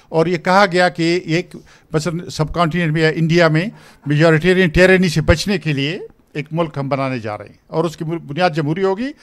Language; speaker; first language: Urdu; non-native, local second language; Pashto